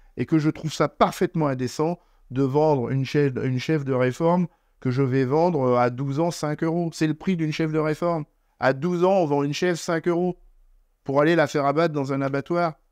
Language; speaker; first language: French; native; French